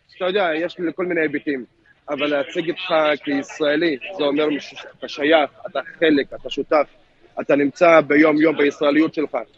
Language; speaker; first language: Hebrew; non-native, local second language; Arabic